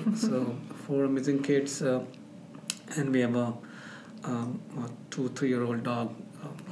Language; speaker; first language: English; non-native, local second language; Marathi